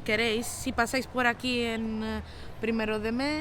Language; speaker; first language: Spanish; non-native, local second language; Catalan